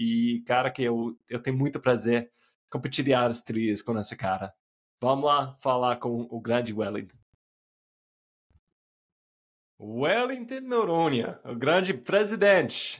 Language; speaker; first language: Portuguese; non-native, fluent; English